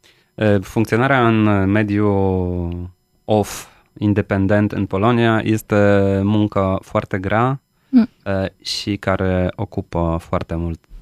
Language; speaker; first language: Romanian; non-native, fluent; Polish